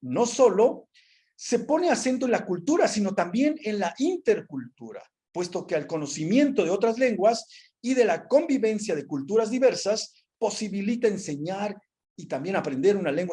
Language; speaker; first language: Spanish; native; Spanish